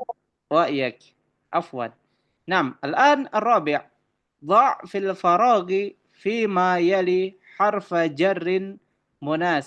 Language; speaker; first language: Arabic; non-native, fluent; Indonesian